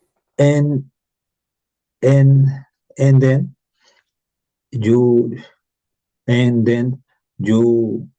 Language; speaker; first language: English; non-native, learner; Spanish